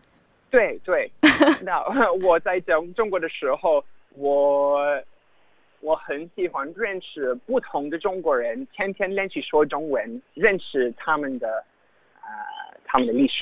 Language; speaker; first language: Chinese; non-native, fluent; English